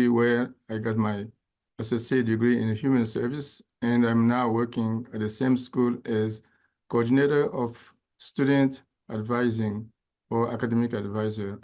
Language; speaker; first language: English; non-native, fluent; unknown